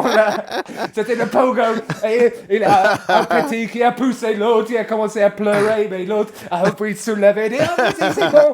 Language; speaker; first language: French; non-native, fluent; English